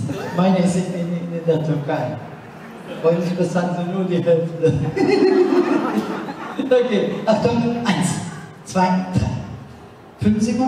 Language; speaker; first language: German; non-native, learner; Turkish